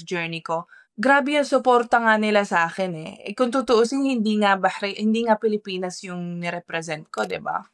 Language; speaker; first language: Filipino; early bilingual, heritage; Filipino